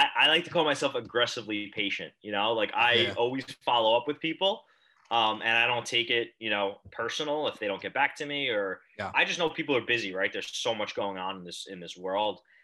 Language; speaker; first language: English; native; English